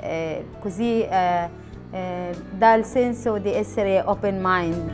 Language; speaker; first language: Italian; non-native, learner; Arabic